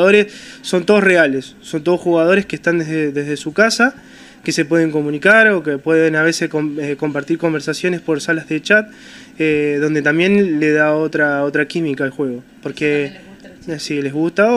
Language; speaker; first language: Spanish; native; Spanish